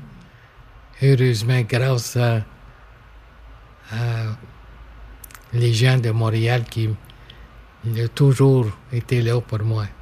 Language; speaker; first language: French; non-native, local second language; English